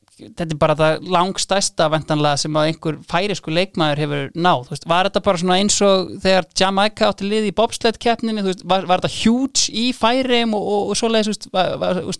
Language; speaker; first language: Icelandic; native; Icelandic